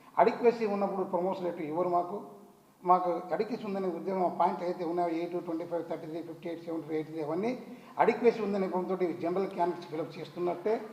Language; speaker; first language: Telugu; non-native, local second language; Lambadi